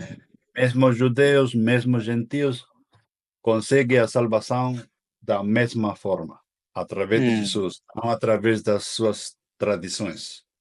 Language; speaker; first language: Portuguese; non-native, fluent; Spanish